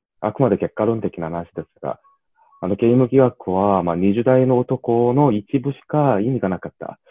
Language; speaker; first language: Japanese; non-native, learner; Korean